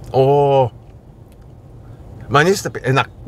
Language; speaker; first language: Indonesian; non-native, fluent; Japanese